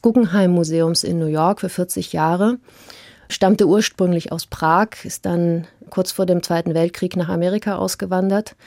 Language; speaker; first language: German; early bilingual, heritage; German